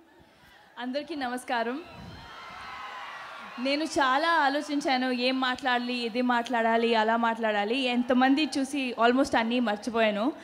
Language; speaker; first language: Telugu; non-native, fluent; Punjabi